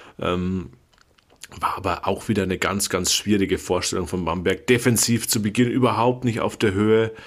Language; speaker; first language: German; native; German